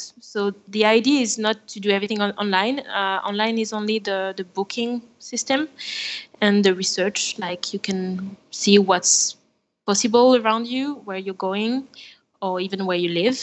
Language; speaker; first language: English; non-native, fluent; French